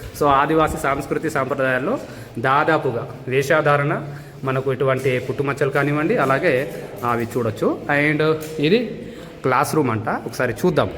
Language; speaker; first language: Telugu; non-native, local second language; Gondi